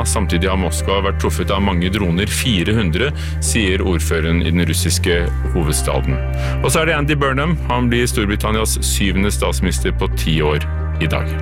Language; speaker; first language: Norwegian; native; Norwegian